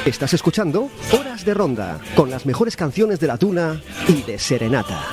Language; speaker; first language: Spanish; native; Spanish